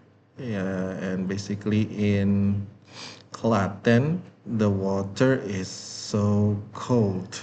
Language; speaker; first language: English; non-native, fluent; Indonesian